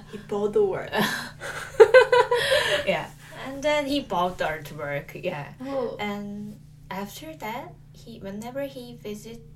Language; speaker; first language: English; non-native, learner; Korean